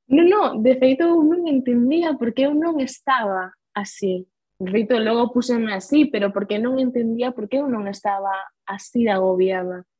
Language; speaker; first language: Galician; non-native, local second language; Spanish